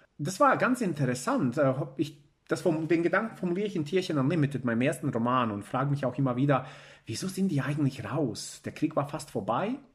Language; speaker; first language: German; early bilingual, other home language; Bosnian